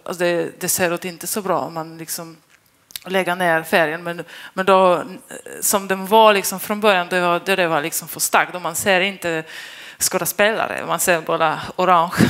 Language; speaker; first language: Swedish; non-native, fluent; Polish